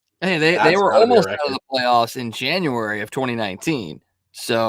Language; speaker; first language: English; native; English